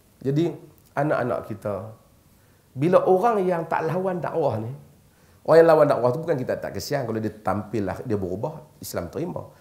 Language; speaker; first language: Malay; native; Malay